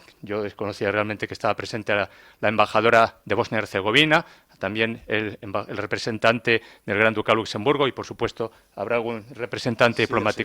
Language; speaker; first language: Spanish; native; Spanish